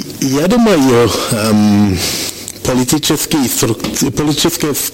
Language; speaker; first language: Russian; non-native, learner; French